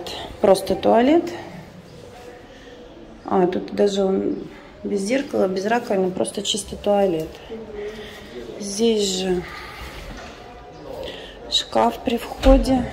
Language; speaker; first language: Russian; native; Russian